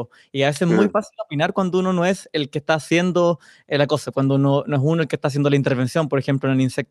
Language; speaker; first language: Spanish; native; Spanish